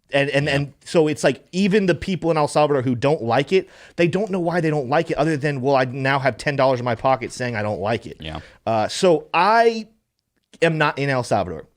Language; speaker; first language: English; native; English